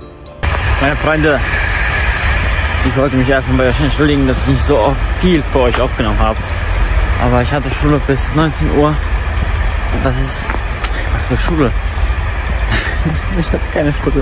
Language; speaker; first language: German; early bilingual, other home language; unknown